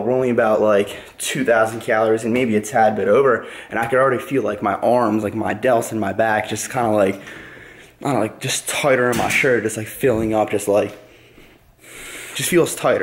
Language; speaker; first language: English; early bilingual, other home language; Russian